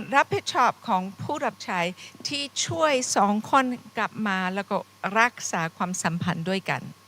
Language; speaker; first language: Thai; non-native, fluent; English